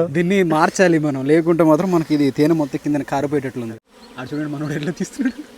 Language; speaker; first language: Telugu; non-native, local second language; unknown